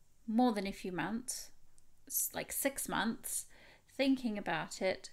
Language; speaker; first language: English; native; English